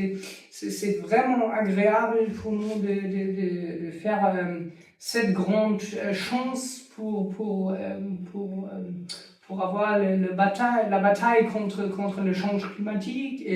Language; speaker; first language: French; non-native, learner; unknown